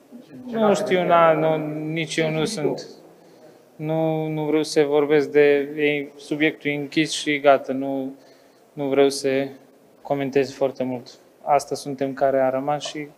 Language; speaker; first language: Romanian; non-native, fluent; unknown